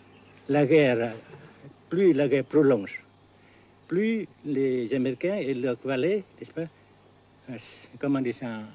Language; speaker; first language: French; non-native, local second language; Vietnamese